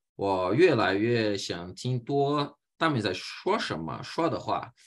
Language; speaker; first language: Chinese; non-native, fluent; Portuguese